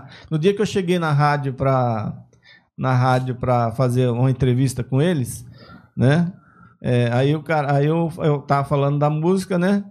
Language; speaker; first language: Portuguese; native; Portuguese